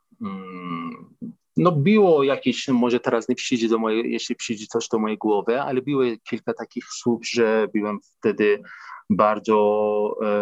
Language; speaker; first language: Polish; non-native, fluent; Persian